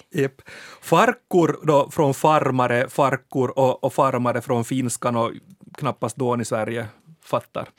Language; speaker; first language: Swedish; native; Swedish